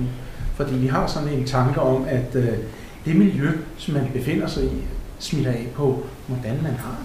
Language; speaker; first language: Danish; native; Danish